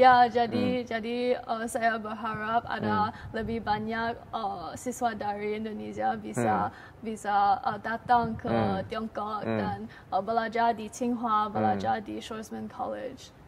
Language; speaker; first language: Indonesian; non-native, learner; Chinese